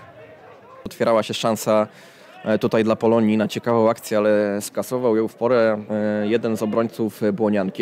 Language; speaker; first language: Polish; native; Polish